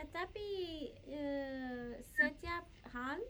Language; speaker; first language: Indonesian; non-native, learner; English